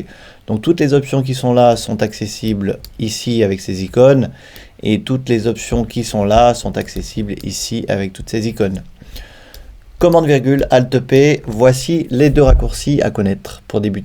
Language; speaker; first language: French; native; French